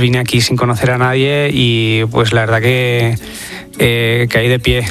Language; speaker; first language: Spanish; early bilingual, other home language; English